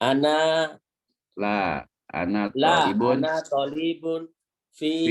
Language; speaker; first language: Arabic; non-native, learner; Indonesian